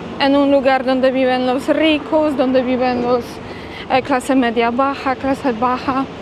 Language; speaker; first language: Spanish; non-native, fluent; Polish